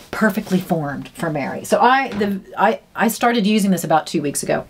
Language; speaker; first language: English; native; English